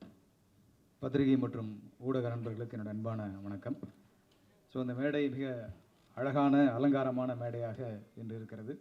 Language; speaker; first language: Tamil; native; Tamil